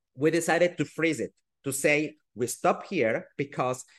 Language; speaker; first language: English; non-native, fluent; Spanish